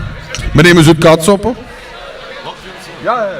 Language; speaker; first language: Dutch; native; Dutch